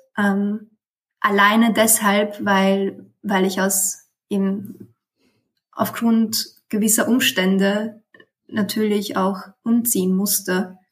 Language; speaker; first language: German; early bilingual, other home language; Romanian